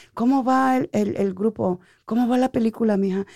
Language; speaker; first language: Spanish; early bilingual, heritage; Spanish